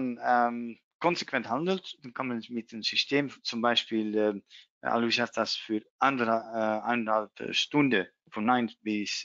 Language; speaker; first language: German; non-native, learner; Dutch